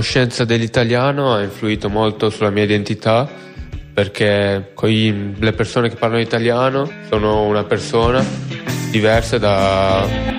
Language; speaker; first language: Italian; non-native, local second language; Tamil